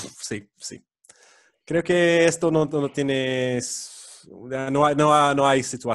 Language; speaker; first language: Spanish; non-native, learner; English